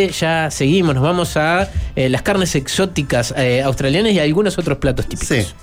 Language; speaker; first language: Spanish; native; Spanish